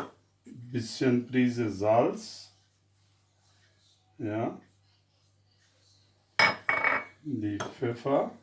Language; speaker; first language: German; non-native, fluent; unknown